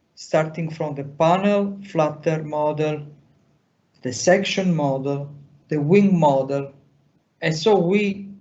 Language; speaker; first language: English; non-native, fluent; Italian